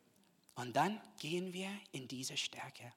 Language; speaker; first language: German; non-native, fluent; English